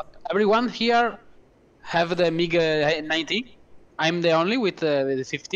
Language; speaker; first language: English; non-native, learner; Italian